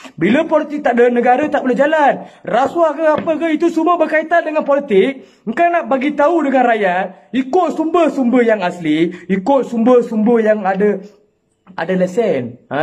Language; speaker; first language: Malay; non-native, local second language; Tamil